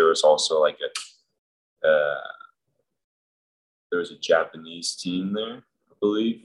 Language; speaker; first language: English; native; English